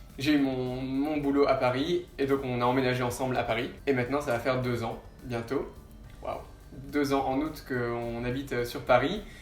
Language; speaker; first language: French; native; French